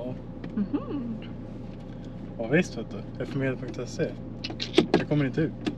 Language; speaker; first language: Swedish; native; Swedish